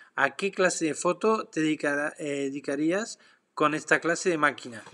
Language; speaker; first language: Spanish; non-native, fluent; French